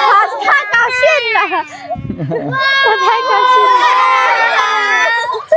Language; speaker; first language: Chinese; non-native, learner; Lao